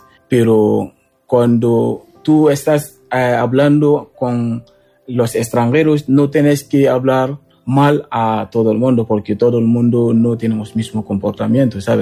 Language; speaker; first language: Spanish; non-native, learner; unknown